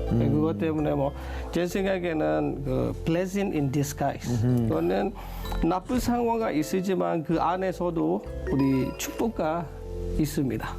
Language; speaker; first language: Korean; non-native, learner; S'gaw Karen